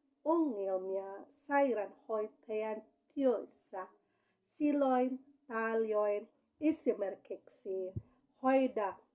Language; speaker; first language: Finnish; non-native, learner; Cebuano